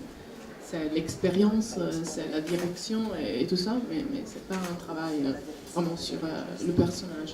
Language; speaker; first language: French; non-native, fluent; Italian